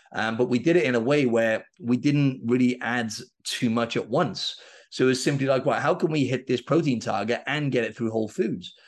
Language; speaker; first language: English; native; English